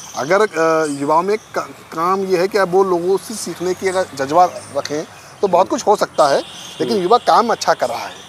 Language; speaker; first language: Hindi; native; Hindi